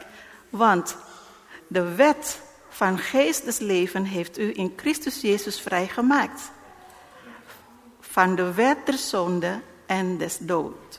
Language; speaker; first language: Dutch; non-native, learner; Indonesian